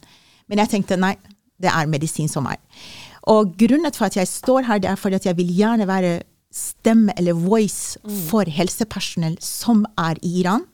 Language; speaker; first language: Norwegian; non-native, fluent; Persian